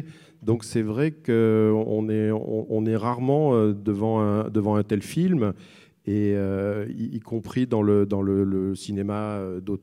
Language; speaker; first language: French; native; French